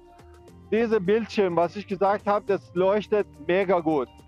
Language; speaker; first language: German; non-native, fluent; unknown